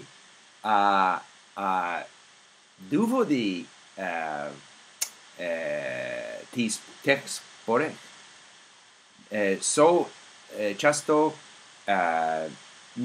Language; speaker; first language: Czech; non-native, learner; English